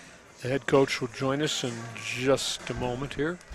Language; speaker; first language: English; native; English